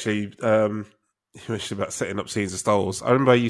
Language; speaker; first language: English; native; English